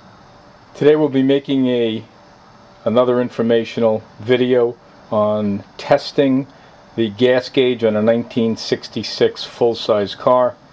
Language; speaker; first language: English; native; English